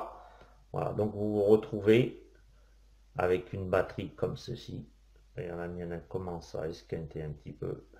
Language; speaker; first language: French; native; French